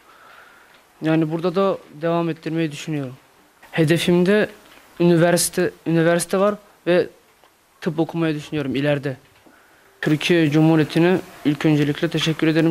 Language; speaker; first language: Turkish; early bilingual, heritage; Turkish